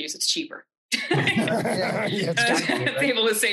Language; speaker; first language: English; native; English